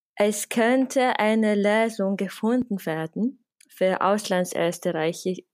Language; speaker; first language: German; non-native, fluent; English